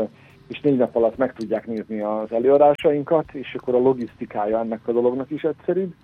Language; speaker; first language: Hungarian; native; Hungarian